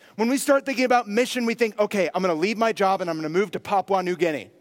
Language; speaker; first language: English; native; English